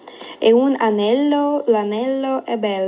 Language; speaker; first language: Italian; non-native, learner; Ukrainian